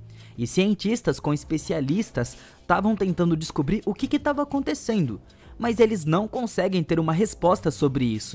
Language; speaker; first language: Portuguese; native; Portuguese